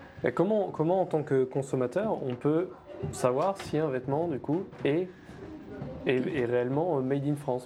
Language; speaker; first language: French; native; French